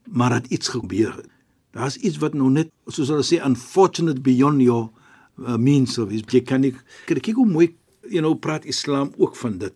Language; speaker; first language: Afrikaans; non-native, fluent; Arabic